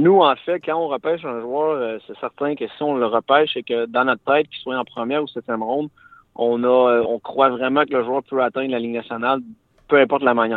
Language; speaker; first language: French; native; French